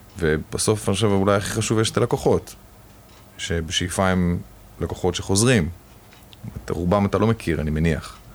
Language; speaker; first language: Hebrew; native; Hebrew